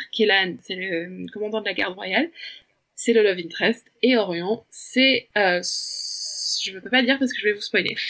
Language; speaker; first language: French; early bilingual, other home language; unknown